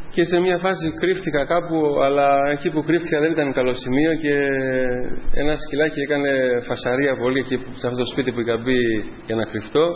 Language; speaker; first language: Greek; non-native, fluent; Albanian